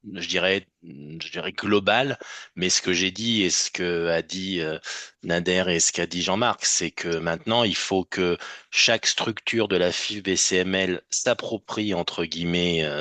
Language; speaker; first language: French; native; French